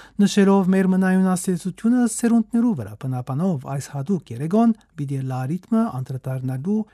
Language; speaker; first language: Armenian; native; Armenian